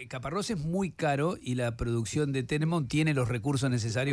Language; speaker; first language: Spanish; native; Spanish